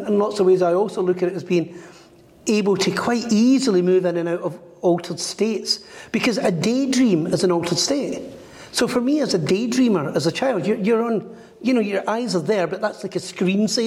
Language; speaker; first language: English; native; English